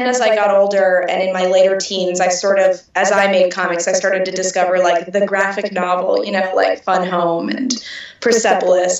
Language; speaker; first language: English; native; English